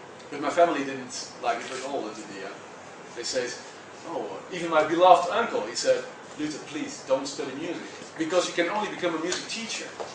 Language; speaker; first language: English; non-native, fluent; Dutch